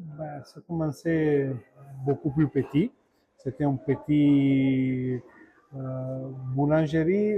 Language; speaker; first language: French; non-native, learner; Italian